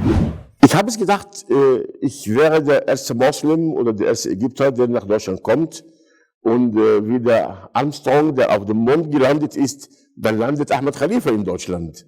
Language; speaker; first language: German; non-native, fluent; Arabic